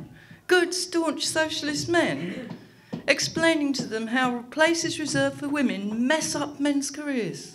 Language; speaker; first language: English; native; English